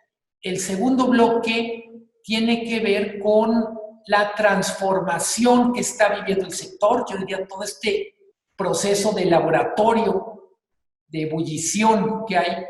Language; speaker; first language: Spanish; native; Spanish